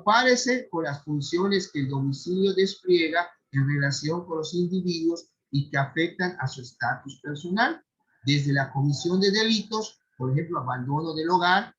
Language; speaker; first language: Spanish; native; Spanish